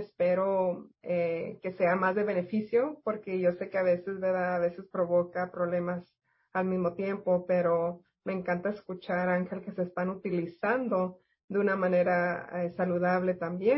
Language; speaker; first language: Spanish; native; Spanish